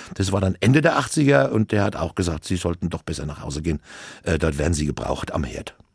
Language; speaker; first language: German; native; German